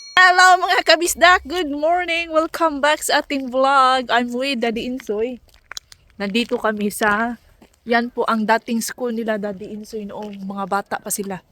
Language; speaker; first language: Filipino; non-native, local second language; Cebuano